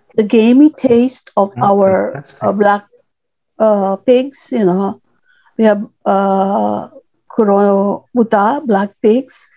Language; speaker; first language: English; non-native, local second language; Cebuano